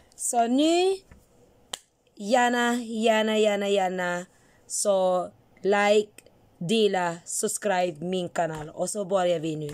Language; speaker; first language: Swedish; non-native, learner; Filipino